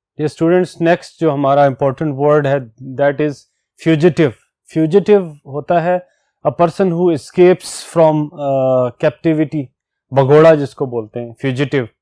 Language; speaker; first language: Urdu; non-native, local second language; Pashto